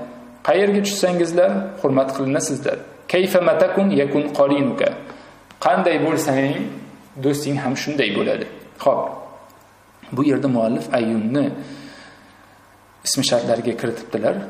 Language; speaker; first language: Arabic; non-native, fluent; Uzbek